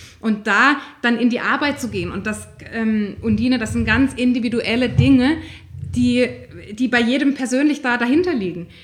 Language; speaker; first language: German; native; German